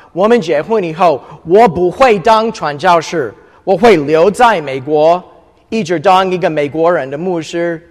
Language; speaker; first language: Chinese; non-native, fluent; English